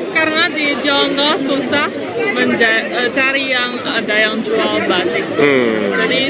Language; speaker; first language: Indonesian; non-native, fluent; Chinese